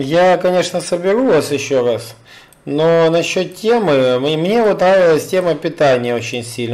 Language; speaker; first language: Russian; native; Russian